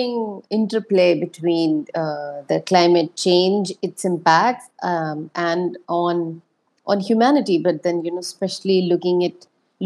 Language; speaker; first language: English; non-native, local second language; Hindi